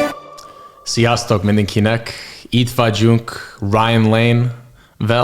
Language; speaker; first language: Hungarian; non-native, learner; English